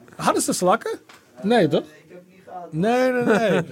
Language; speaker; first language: Dutch; native; Dutch